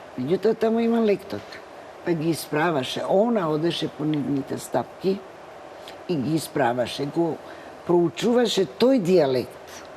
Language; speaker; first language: Macedonian; native; Macedonian